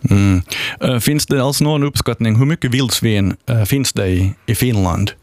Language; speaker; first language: Swedish; native; Swedish